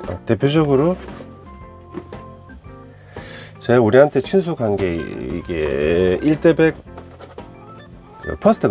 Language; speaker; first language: Korean; native; Korean